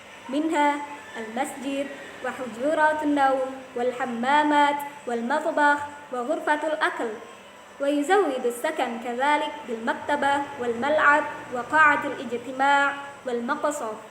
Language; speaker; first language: Arabic; non-native, fluent; Indonesian